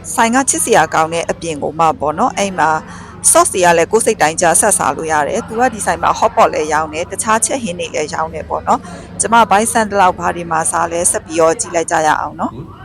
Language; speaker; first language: Burmese; non-native, local second language; Shan